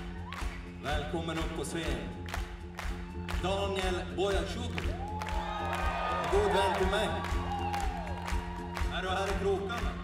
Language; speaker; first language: Swedish; native; Swedish